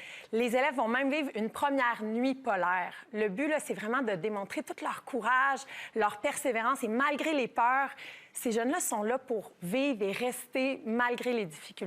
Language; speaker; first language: French; native; French